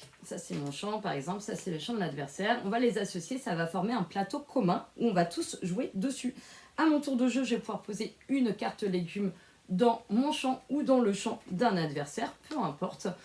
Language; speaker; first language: French; native; French